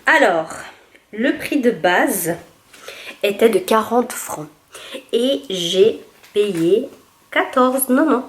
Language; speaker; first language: French; native; French